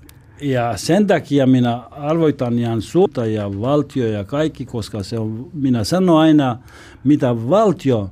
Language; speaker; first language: Finnish; non-native, learner; Albanian